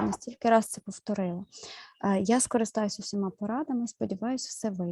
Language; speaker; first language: Ukrainian; native; Ukrainian